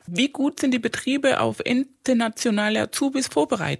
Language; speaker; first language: German; non-native, fluent; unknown